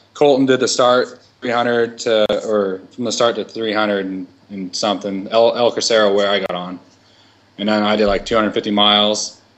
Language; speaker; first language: English; native; English